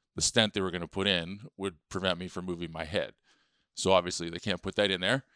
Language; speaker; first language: English; native; English